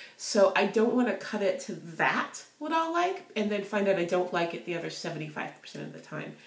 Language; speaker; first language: English; native; English